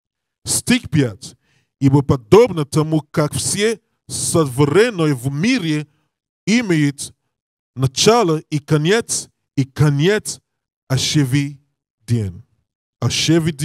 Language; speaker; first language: Russian; non-native, learner; English